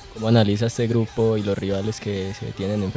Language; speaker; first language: Spanish; native; Spanish